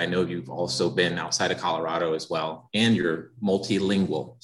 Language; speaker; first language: English; native; English